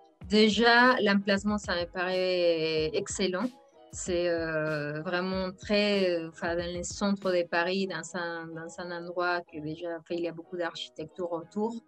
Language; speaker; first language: French; non-native, fluent; Spanish